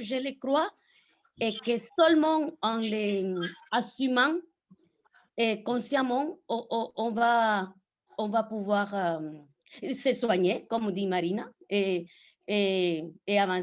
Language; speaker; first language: French; non-native, fluent; Spanish